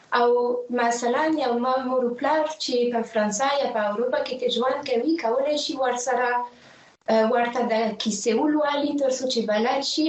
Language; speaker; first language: Pashto; non-native, fluent; French